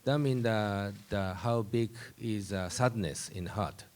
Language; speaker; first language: English; non-native, learner; Japanese